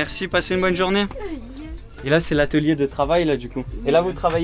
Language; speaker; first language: French; native; French